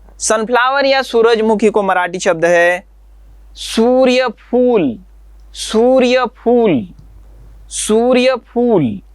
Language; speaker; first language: Hindi; non-native, local second language; Marathi